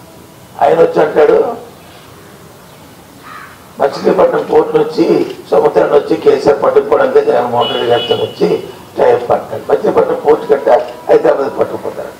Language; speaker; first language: Telugu; native; Telugu